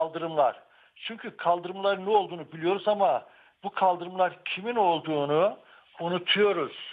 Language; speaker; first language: Turkish; native; Turkish